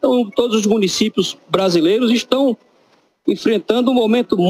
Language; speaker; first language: Portuguese; native; Portuguese